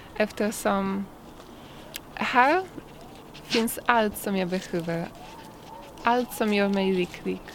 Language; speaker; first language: Swedish; non-native, learner; Polish